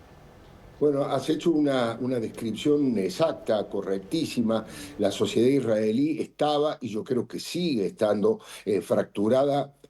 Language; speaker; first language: Spanish; native; Spanish